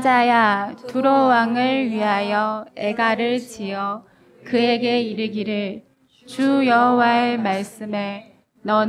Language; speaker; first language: Korean; native; Korean